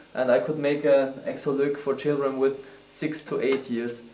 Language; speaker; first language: English; non-native, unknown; German